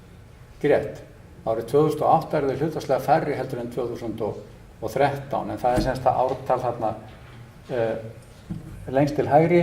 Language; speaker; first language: Icelandic; native; Icelandic